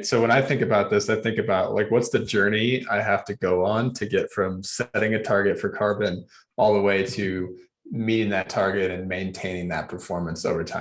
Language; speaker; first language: English; native; English